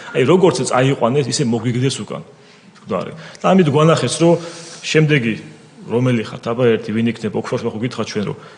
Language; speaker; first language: Georgian; non-native, local second language; Svan